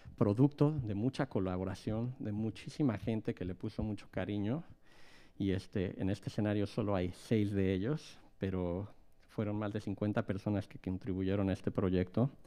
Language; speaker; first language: Spanish; native; Spanish